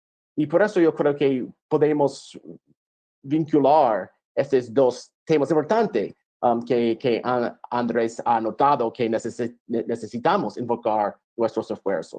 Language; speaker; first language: Spanish; non-native, fluent; English